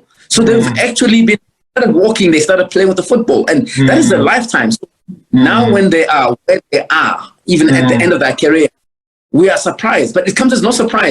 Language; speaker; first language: English; non-native, local second language; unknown